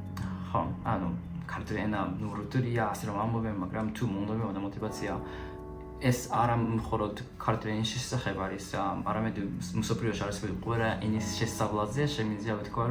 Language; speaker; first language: Georgian; non-native, fluent; Japanese